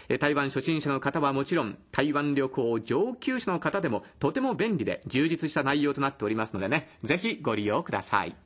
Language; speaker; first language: Japanese; native; Japanese